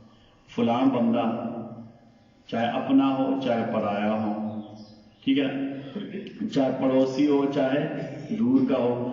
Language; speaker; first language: Urdu; native; Urdu